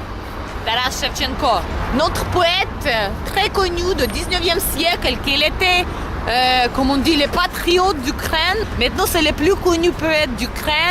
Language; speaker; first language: French; non-native, learner; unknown